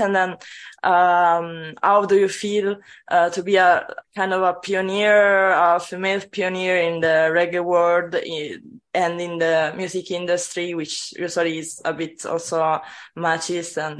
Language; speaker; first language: English; non-native, fluent; Italian